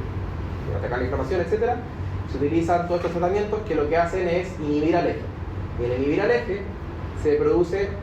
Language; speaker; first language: Spanish; native; Spanish